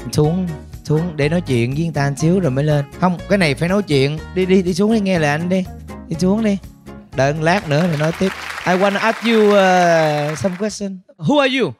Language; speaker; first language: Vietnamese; native; Vietnamese